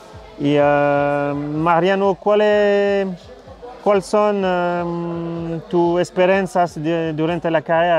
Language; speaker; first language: Spanish; non-native, learner; French